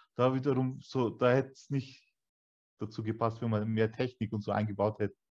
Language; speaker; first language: German; early bilingual, other home language; Turkish